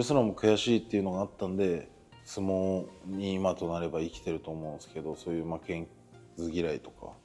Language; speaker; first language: Japanese; native; Japanese